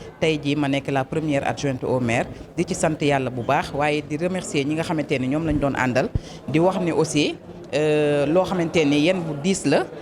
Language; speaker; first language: Wolof; native; Wolof